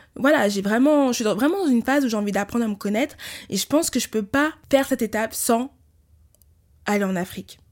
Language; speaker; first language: French; early bilingual, other home language; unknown